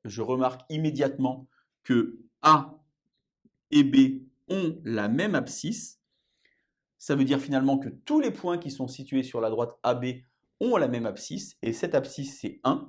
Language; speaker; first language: French; native; French